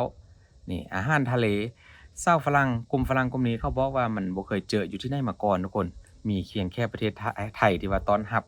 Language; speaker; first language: Thai; non-native, local second language; Northeastern Thai